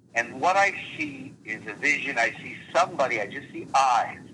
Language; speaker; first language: English; early bilingual, other home language; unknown